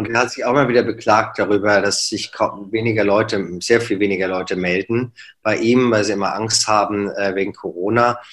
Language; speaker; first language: German; native; German